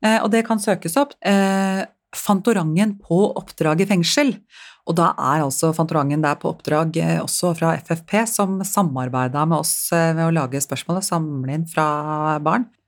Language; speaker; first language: Norwegian; native; Norwegian